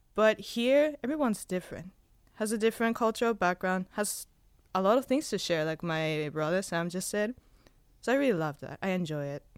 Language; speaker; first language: English; non-native, fluent; Spanish